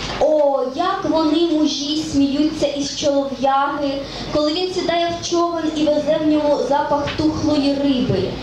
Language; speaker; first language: Ukrainian; native; Ukrainian